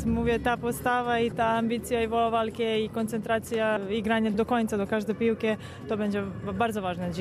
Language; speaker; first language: Polish; non-native, fluent; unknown